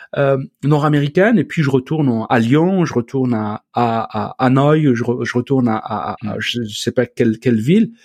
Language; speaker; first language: French; non-native, local second language; Arabic